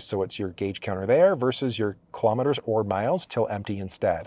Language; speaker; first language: English; native; English